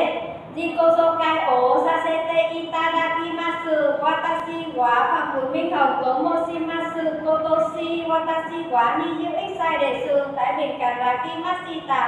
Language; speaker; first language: Japanese; non-native, learner; Vietnamese